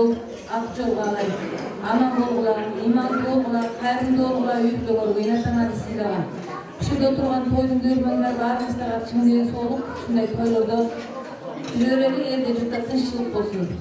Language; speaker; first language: Kyrgyz; native; Kyrgyz